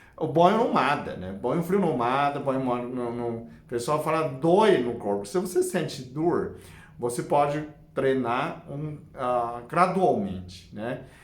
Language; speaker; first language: Portuguese; non-native, fluent; Chinese